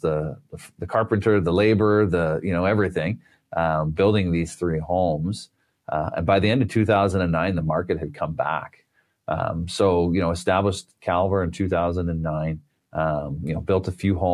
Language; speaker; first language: English; native; English